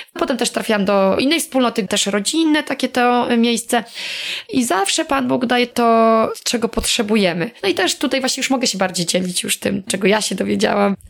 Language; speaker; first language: Polish; native; Polish